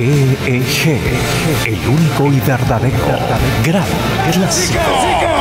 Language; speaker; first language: Spanish; native; Spanish